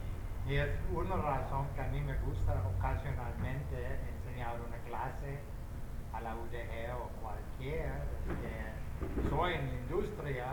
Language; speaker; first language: Spanish; non-native, fluent; English